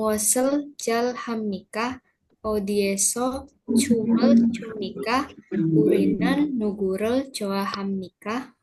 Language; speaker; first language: Korean; non-native, learner; Indonesian